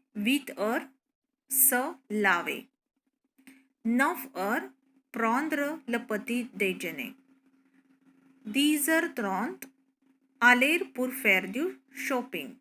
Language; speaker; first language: French; non-native, learner; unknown